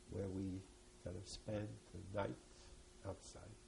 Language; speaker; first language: English; early bilingual, other home language; French